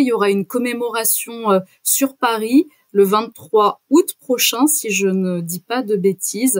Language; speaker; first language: French; native; French